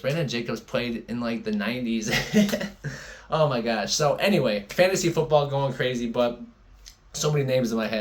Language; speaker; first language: English; native; English